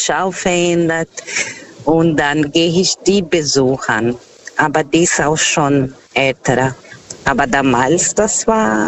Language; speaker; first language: German; non-native, fluent; Portuguese